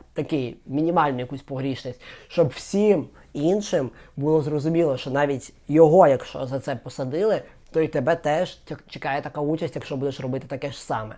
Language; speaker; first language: Ukrainian; native; Ukrainian